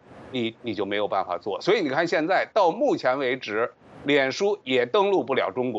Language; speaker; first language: Chinese; native; Chinese